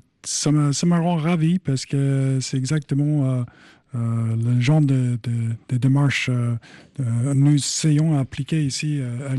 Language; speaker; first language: French; non-native, fluent; English